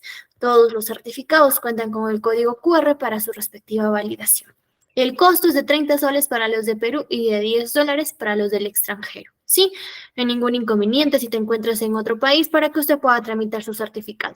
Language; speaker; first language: Spanish; native; Spanish